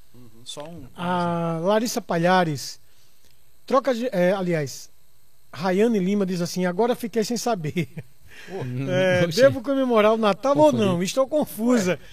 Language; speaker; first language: Portuguese; native; Portuguese